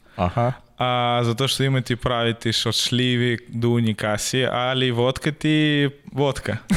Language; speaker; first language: Serbian; non-native, learner; Russian